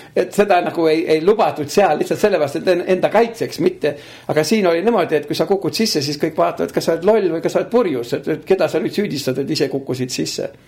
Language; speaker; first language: Estonian; early bilingual, heritage; Estonian